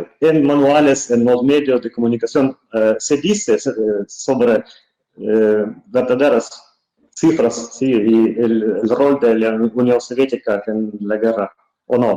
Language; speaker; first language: Spanish; non-native, fluent; Russian